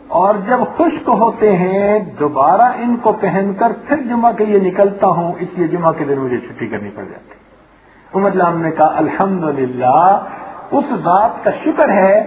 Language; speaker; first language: Urdu; non-native, local second language; Punjabi